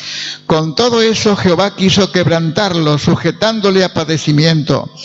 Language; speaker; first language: Spanish; native; Spanish